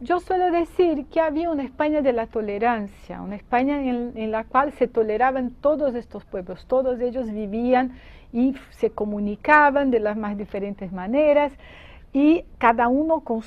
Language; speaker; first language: Spanish; non-native, fluent; Portuguese